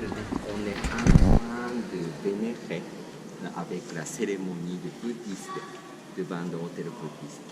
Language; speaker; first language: French; non-native, learner; Japanese